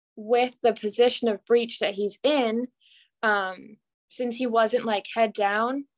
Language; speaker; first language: English; native; English